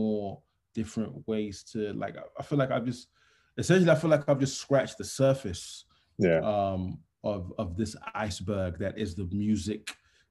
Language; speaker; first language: English; non-native, local second language; Yoruba